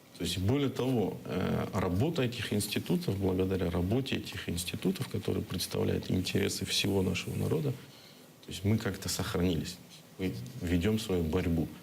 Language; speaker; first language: Russian; non-native, local second language; Crimean Tatar